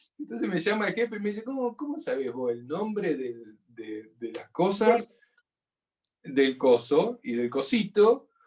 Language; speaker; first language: Spanish; native; Spanish